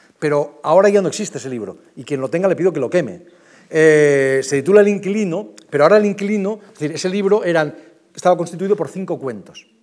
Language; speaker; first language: Spanish; native; Spanish